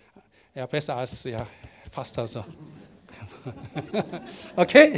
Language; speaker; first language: German; non-native, learner; Korean